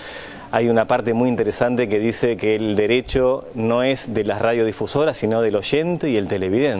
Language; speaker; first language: Spanish; native; Spanish